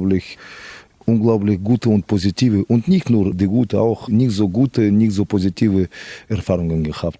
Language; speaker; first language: German; non-native, fluent; Russian